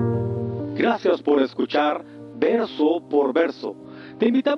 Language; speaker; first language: Spanish; native; Spanish